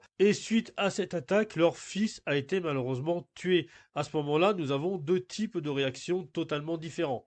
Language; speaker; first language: French; native; French